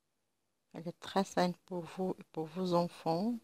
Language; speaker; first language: French; non-native, local second language; Arabic